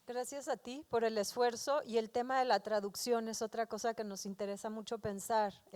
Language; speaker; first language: Spanish; native; Spanish